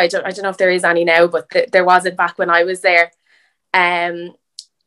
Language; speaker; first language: English; native; English